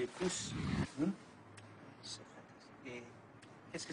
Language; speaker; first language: French; non-native, learner; English